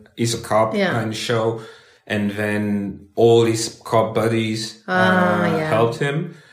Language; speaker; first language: English; non-native, fluent; French